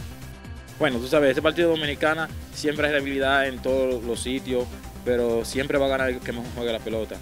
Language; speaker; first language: Spanish; native; Spanish